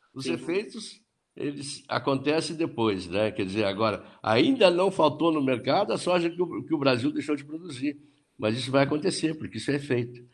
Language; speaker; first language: Portuguese; native; Portuguese